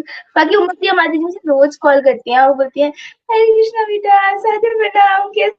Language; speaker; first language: Hindi; native; Hindi